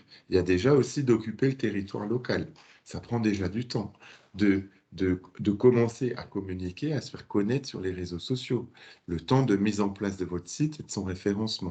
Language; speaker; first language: French; native; French